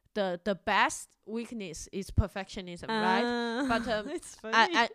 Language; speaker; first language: English; non-native, fluent; Chinese